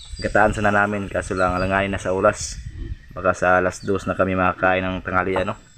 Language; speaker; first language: Filipino; non-native, local second language; Cebuano